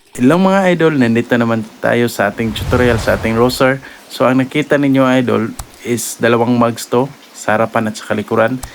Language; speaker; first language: Filipino; non-native, local second language; Cebuano